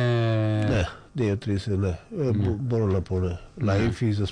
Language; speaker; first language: Greek; non-native, fluent; Slovak